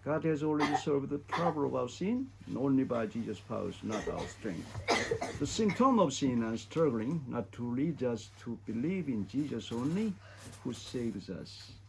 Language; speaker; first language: English; non-native, fluent; Korean